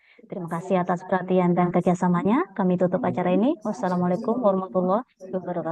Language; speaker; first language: Indonesian; native; Indonesian